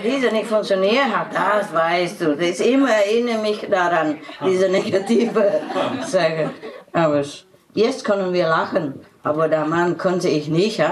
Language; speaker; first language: German; non-native, learner; Vietnamese